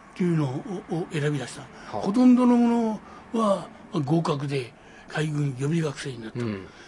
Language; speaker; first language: Japanese; native; Japanese